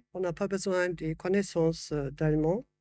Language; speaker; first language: French; non-native, fluent; German